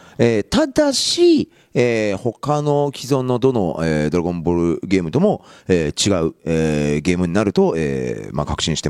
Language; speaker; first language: Japanese; native; Japanese